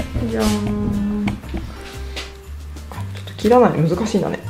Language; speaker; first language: Japanese; native; Japanese